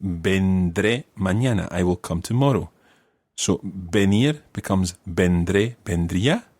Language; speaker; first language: Spanish; non-native, fluent; English